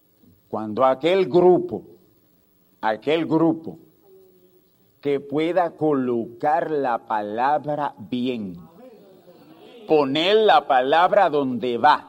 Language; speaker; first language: Spanish; native; Spanish